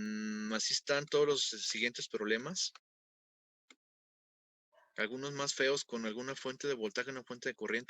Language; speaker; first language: Spanish; native; Spanish